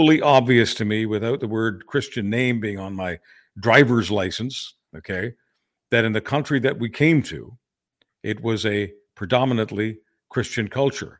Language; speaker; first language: English; native; English